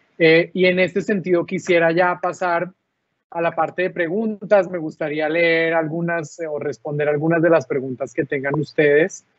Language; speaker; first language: Spanish; native; Spanish